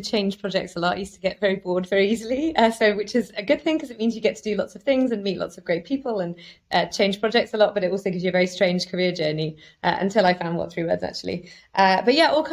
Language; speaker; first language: English; native; English